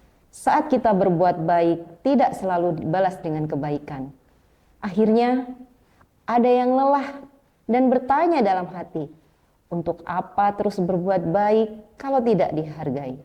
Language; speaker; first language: Indonesian; native; Indonesian